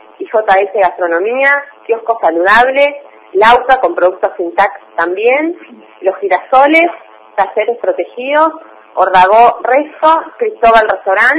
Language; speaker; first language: Spanish; native; Spanish